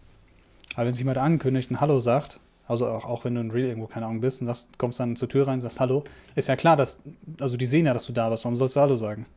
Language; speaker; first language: German; native; German